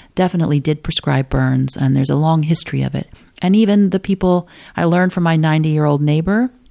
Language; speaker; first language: English; native; English